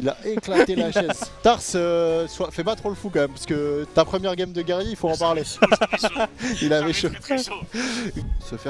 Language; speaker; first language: French; native; French